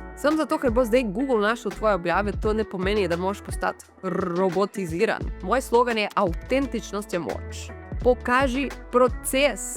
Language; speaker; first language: Slovenian; early bilingual, heritage; Portuguese